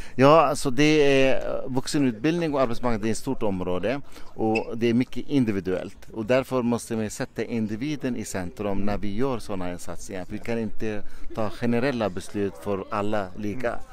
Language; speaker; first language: Swedish; non-native, fluent; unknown